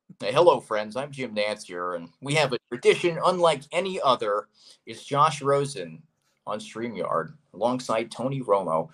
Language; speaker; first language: English; native; English